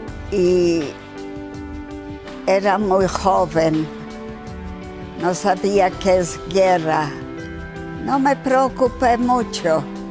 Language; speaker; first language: Spanish; non-native, fluent; Yiddish